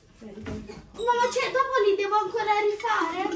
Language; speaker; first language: Italian; early bilingual, other home language; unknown